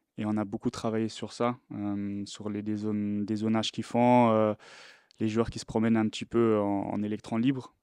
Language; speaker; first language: French; non-native, local second language; Luxembourgish